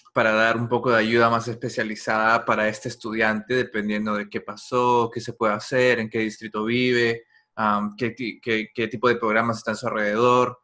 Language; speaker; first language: Spanish; non-native, fluent; English